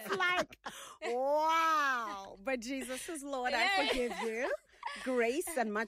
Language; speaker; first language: English; non-native, local second language; Tswana